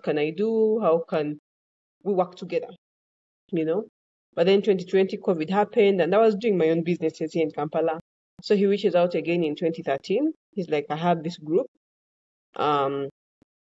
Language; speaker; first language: English; non-native, local second language; Ganda